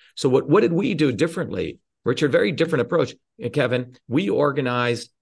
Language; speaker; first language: English; early bilingual, other home language; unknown